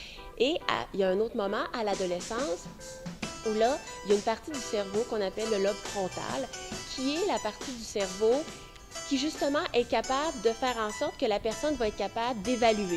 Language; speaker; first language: French; native; French